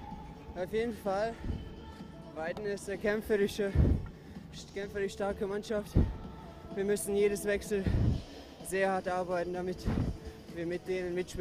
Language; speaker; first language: German; non-native, fluent; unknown